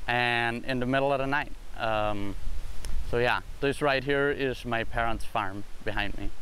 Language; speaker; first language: English; early bilingual, other home language; Pennsylvania German